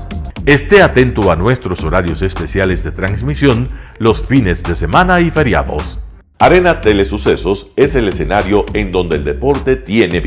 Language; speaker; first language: Spanish; native; Spanish